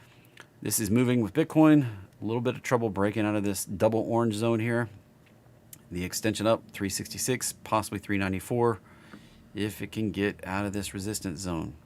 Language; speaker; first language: English; native; English